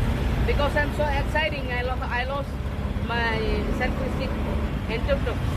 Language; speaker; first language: English; non-native, learner; Hindi